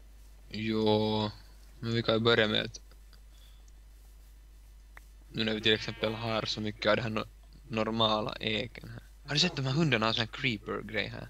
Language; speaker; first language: Swedish; non-native, local second language; Finnish